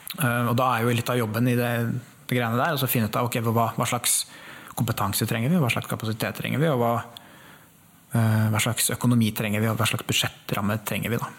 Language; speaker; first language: Norwegian; native; Norwegian